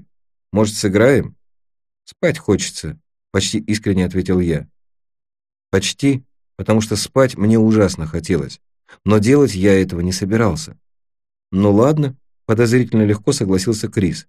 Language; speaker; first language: Russian; native; Russian